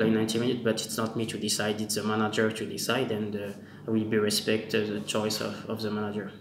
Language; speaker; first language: English; non-native, learner; French